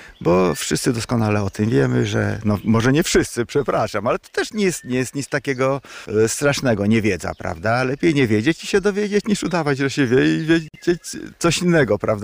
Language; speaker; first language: Polish; native; Polish